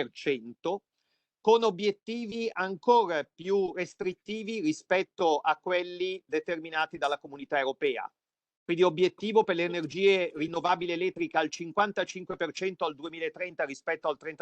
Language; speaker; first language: Italian; native; Italian